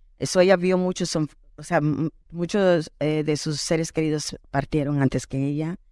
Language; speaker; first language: Spanish; early bilingual, heritage; Spanish